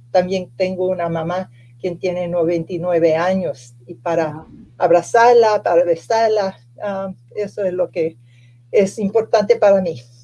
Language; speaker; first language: Spanish; early bilingual, other home language; English